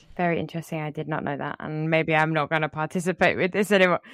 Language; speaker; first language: English; native; English